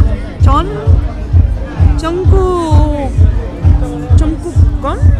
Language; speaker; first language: English; non-native, learner; Spanish